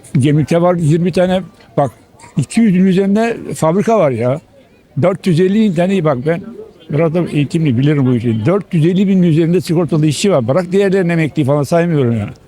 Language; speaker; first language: Turkish; early bilingual, other home language; Albanian